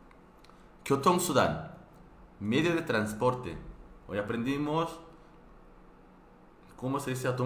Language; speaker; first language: Spanish; non-native, fluent; Korean